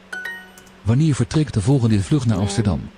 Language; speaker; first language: Dutch; non-native, learner; English